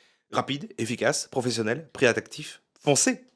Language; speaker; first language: French; native; French